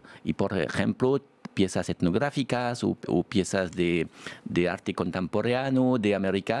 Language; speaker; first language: Spanish; non-native, fluent; French